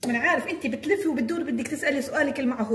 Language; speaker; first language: Arabic; native; Arabic